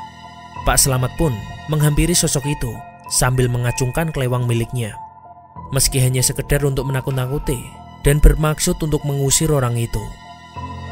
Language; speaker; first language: Indonesian; native; Indonesian